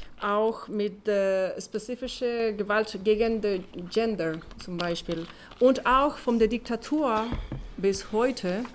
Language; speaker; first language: German; non-native, learner; Spanish